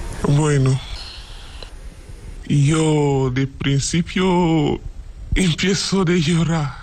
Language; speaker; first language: Spanish; non-native, learner; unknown